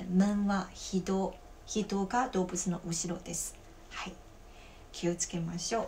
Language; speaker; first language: Japanese; non-native, fluent; Chinese